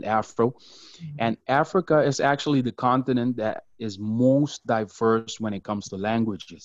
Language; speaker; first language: English; non-native, fluent; Papiamento